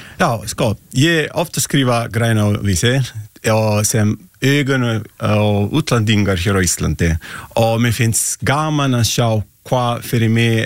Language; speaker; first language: Icelandic; non-native, learner; Italian